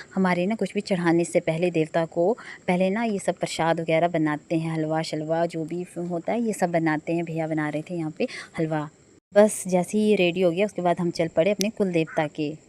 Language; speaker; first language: Hindi; non-native, local second language; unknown